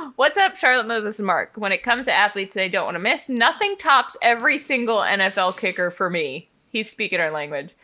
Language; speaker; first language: English; native; English